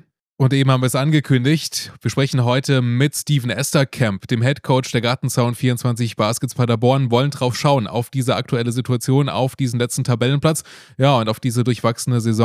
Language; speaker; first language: German; native; German